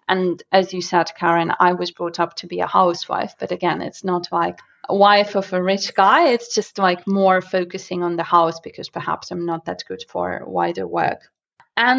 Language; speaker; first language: English; non-native, fluent; Russian